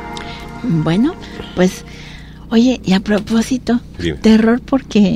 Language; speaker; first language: Spanish; native; Spanish